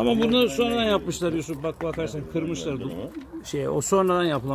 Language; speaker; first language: Turkish; native; Turkish